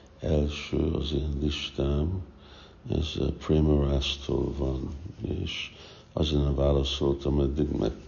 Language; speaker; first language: Hungarian; non-native, fluent; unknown